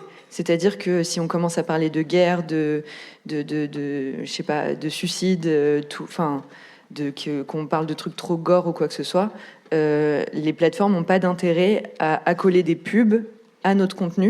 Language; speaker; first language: French; native; French